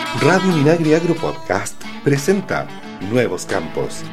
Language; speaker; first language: Spanish; native; Spanish